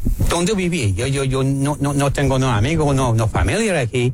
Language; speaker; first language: Spanish; non-native, learner; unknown